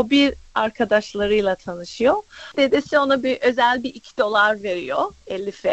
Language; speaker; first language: Turkish; early bilingual, other home language; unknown